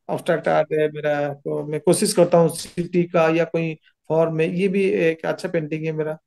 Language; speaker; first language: Hindi; non-native, local second language; Odia